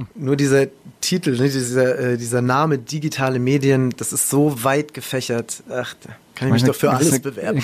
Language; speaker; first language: German; native; German